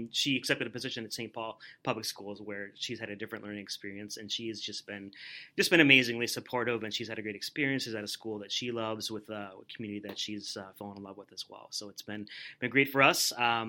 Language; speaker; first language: English; native; English